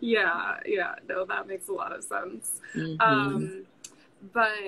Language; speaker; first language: English; native; English